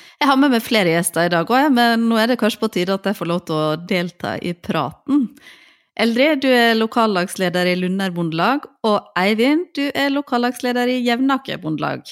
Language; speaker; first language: Norwegian; native; Norwegian